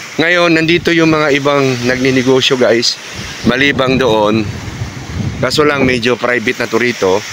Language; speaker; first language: Filipino; non-native, local second language; Cebuano